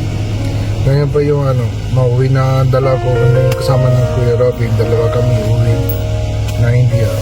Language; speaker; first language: Filipino; non-native, learner; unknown